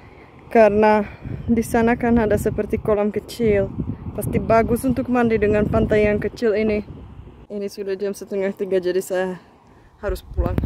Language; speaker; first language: Indonesian; non-native, fluent; Czech